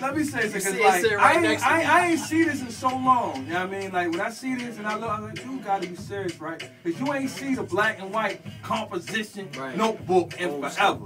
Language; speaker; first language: English; native; English